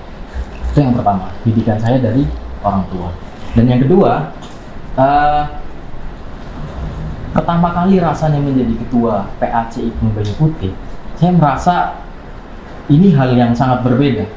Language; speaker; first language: Indonesian; non-native, local second language; Javanese